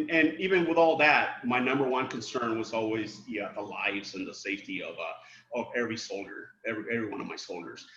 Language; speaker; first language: English; non-native, fluent; Spanish